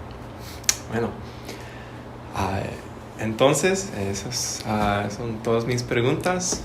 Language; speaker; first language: Spanish; non-native, learner; English